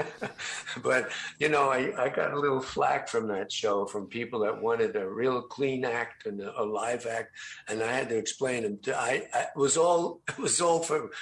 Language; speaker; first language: English; native; English